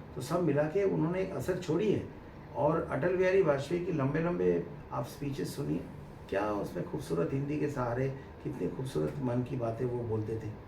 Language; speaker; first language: Hindi; non-native, local second language; Bangla